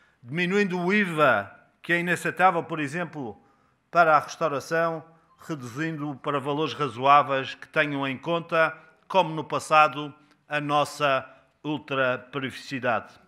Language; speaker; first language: Portuguese; native; Portuguese